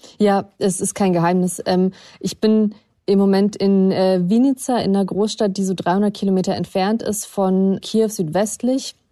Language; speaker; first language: German; early bilingual, other home language; Russian